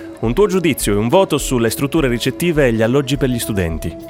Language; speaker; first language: Italian; native; Italian